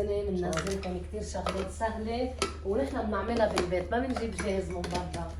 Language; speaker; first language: Arabic; native; Arabic